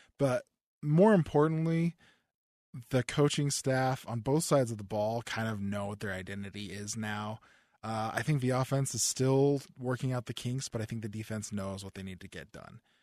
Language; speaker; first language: English; native; English